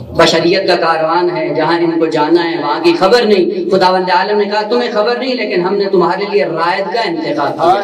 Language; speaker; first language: Urdu; non-native, local second language; Punjabi